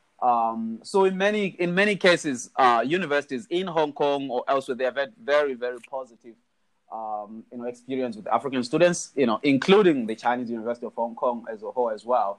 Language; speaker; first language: English; non-native, local second language; Shona